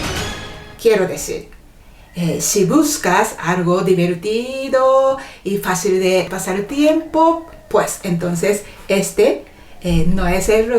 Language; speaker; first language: Spanish; non-native, fluent; Japanese